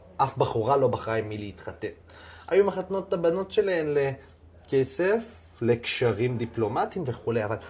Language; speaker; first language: Hebrew; non-native, local second language; Adyghe